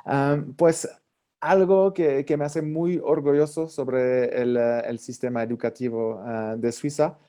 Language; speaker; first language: Spanish; non-native, fluent; French